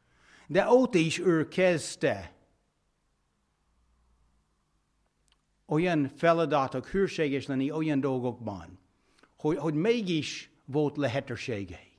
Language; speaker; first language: Hungarian; non-native, fluent; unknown